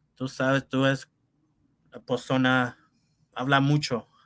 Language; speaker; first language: Spanish; early bilingual, heritage; Spanish